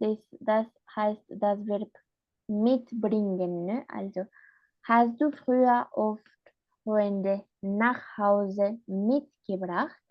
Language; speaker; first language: German; non-native, fluent; Spanish